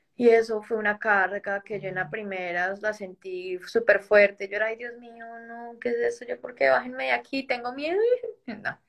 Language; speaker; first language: Spanish; native; Spanish